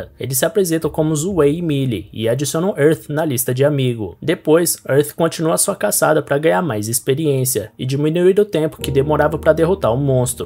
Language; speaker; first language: Portuguese; native; Portuguese